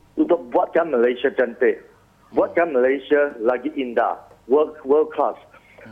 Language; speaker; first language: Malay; non-native, local second language; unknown